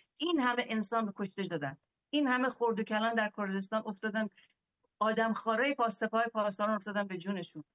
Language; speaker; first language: Persian; native; Persian